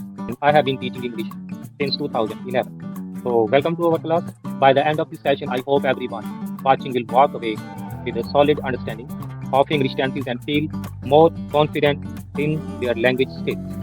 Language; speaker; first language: English; non-native, fluent; Hindi